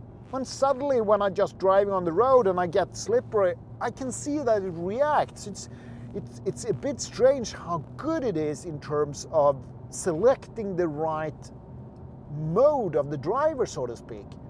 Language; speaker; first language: English; non-native, fluent; Swedish